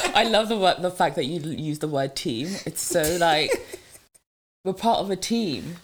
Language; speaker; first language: English; non-native, local second language; French